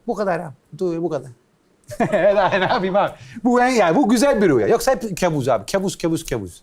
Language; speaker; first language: Turkish; non-native, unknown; Italian